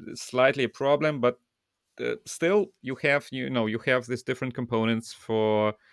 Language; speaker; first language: English; non-native, fluent; Russian